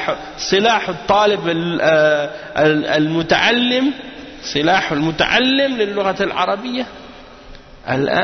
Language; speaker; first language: Arabic; non-native, fluent; French